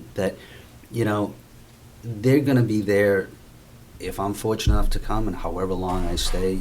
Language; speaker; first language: English; native; English